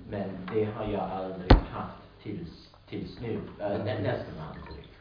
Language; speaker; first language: Swedish; non-native, learner; English